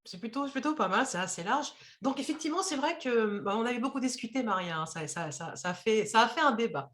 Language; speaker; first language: French; native; French